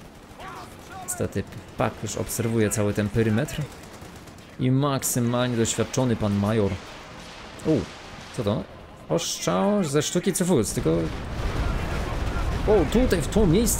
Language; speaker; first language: Polish; native; Polish